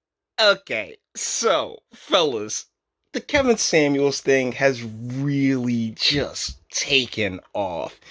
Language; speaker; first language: English; native; English